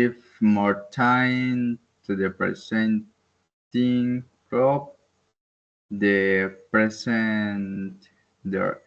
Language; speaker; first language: English; non-native, learner; Spanish